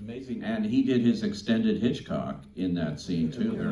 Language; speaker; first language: English; native; English